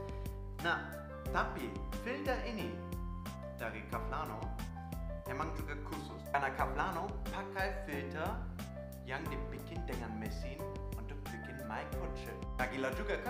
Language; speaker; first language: Indonesian; non-native, fluent; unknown